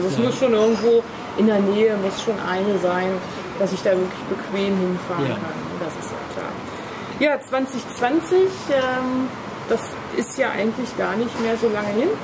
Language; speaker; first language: German; native; German